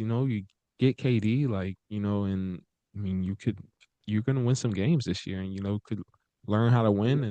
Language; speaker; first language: English; native; English